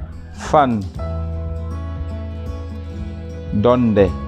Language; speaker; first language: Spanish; non-native, fluent; Wolof